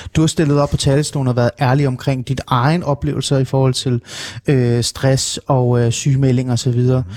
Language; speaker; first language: Danish; non-native, local second language; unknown